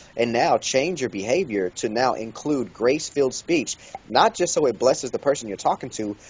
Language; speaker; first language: English; native; English